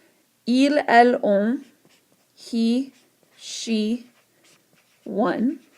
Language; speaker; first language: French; non-native, fluent; English